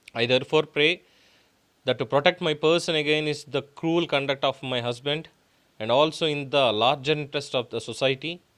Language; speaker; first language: English; non-native, local second language; Telugu